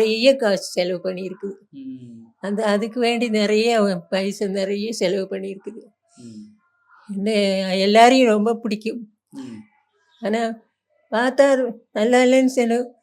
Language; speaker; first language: Tamil; non-native, learner; Malayalam